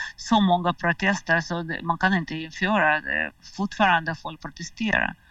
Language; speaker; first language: Swedish; non-native, fluent; Russian